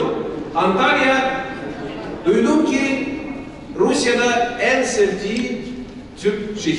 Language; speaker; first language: Turkish; non-native, learner; Russian